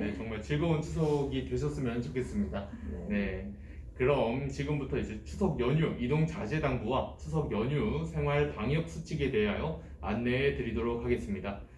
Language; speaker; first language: Korean; native; Korean